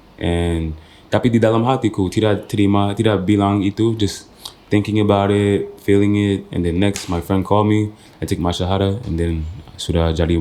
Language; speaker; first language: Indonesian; non-native, fluent; English